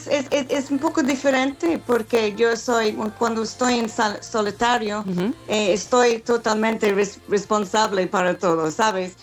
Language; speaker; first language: Spanish; non-native, fluent; English